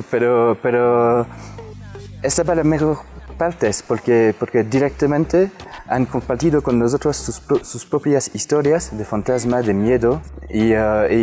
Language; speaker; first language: Spanish; non-native, fluent; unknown